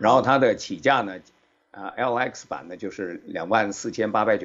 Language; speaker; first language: Chinese; native; Chinese